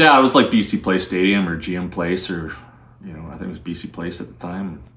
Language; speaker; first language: English; native; English